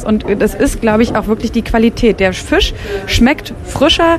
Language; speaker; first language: German; native; German